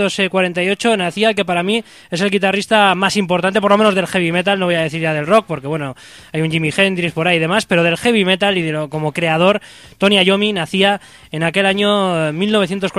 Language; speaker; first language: Spanish; native; Spanish